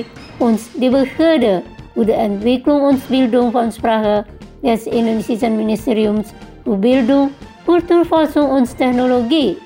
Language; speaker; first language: German; non-native, fluent; Indonesian